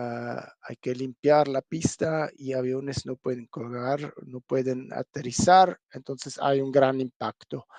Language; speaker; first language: Spanish; non-native, fluent; German